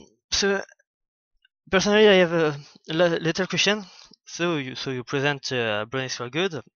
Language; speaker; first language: English; non-native, learner; French